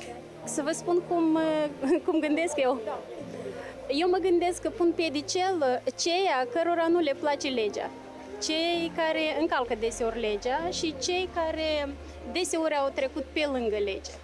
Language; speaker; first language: Romanian; native; Romanian